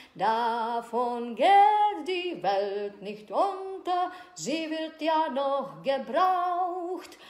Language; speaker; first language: German; non-native, learner; Czech